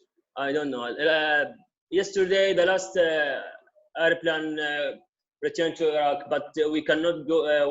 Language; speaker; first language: English; non-native, local second language; Arabic